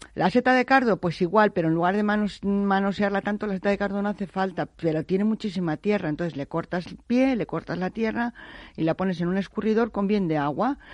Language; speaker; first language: Spanish; native; Spanish